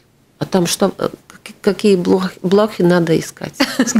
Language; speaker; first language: Russian; non-native, local second language; Latvian